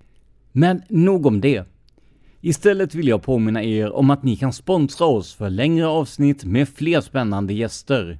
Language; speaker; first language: Swedish; native; Swedish